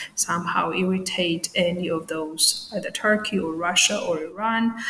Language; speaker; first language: English; non-native, fluent; Georgian